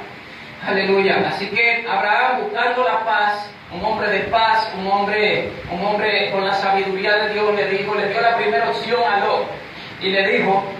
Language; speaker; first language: Spanish; native; Spanish